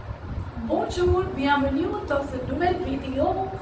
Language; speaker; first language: French; non-native, learner; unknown